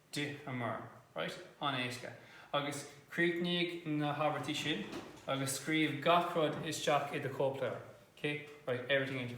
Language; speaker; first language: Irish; non-native, local second language; English